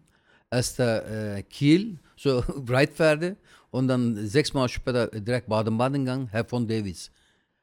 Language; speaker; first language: German; non-native, learner; Turkish